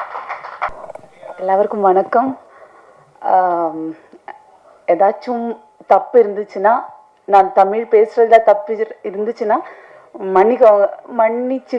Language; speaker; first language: Tamil; non-native, learner; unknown